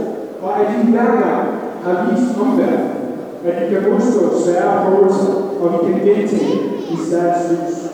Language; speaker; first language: Danish; non-native, fluent; Arabic